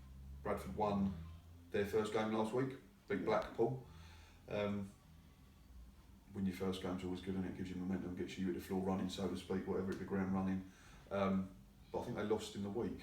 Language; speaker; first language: English; native; English